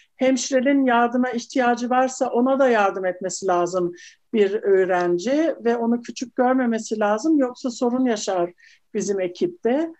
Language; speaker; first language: Turkish; early bilingual, heritage; Turkish